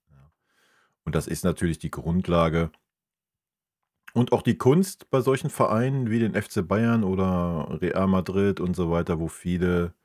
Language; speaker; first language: German; native; German